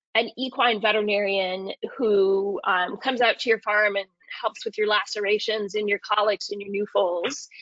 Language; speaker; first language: English; native; English